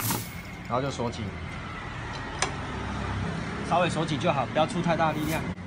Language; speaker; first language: Chinese; native; Chinese